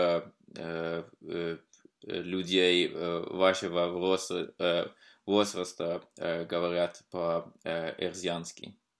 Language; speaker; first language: Russian; non-native, fluent; Norwegian